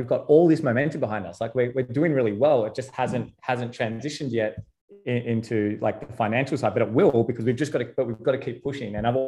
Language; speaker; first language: English; native; English